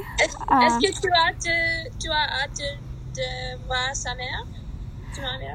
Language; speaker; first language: French; non-native, learner; English